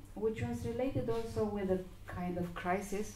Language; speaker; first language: English; non-native, fluent; Romanian